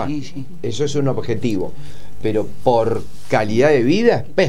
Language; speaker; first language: Spanish; native; Spanish